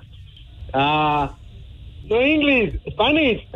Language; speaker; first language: English; non-native, learner; Spanish